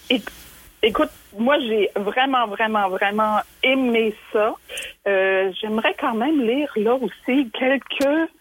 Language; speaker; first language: French; non-native, fluent; German